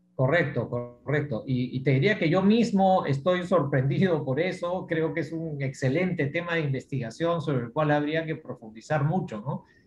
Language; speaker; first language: Spanish; native; Spanish